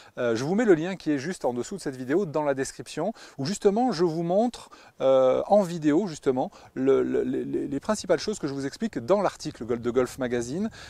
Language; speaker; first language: French; native; French